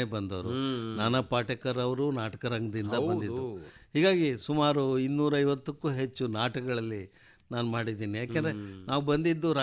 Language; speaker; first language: Kannada; native; Kannada